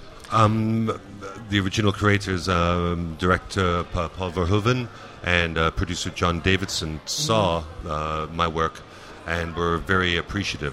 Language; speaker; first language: English; native; English